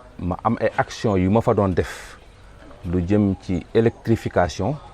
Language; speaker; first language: Wolof; non-native, local second language; Fula